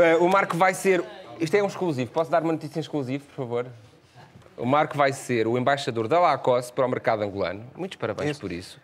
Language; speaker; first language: Portuguese; native; Portuguese